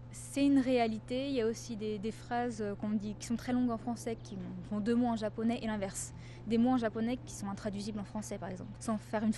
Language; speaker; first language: French; native; French